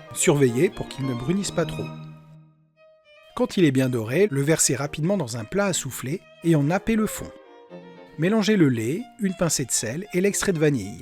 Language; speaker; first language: French; native; French